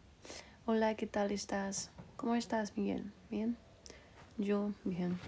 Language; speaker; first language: Spanish; early bilingual, heritage; French